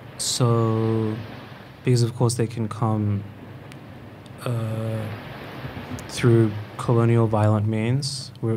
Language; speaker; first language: English; non-native, fluent; Persian